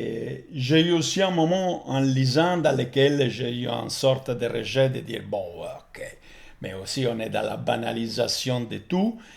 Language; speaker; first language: French; non-native, fluent; Italian